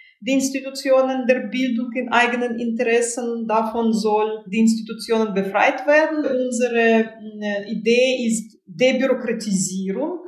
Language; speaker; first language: German; non-native, fluent; Russian